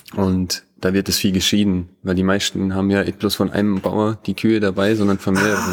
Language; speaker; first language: German; native; German